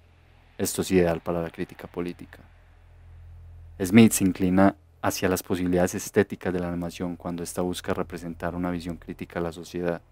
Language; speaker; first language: Spanish; native; Spanish